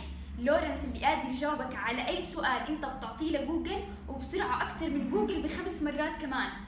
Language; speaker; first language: Arabic; native; Arabic